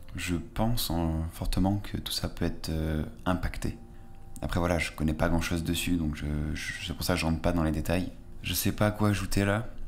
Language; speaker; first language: French; native; French